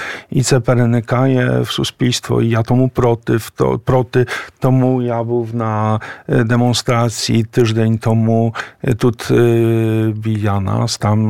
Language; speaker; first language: Ukrainian; non-native, fluent; Polish